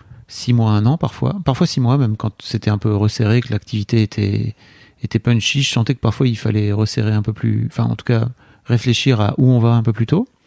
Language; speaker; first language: French; native; French